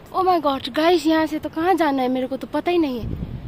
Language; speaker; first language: Hindi; non-native, local second language; Nepali